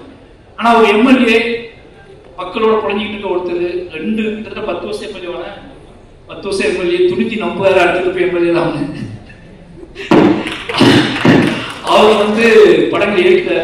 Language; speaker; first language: Tamil; native; Tamil